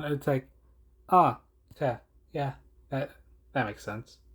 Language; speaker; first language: English; native; English